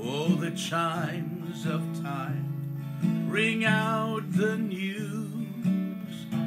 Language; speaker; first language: English; native; English